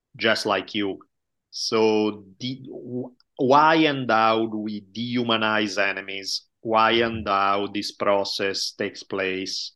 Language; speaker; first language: English; non-native, fluent; Italian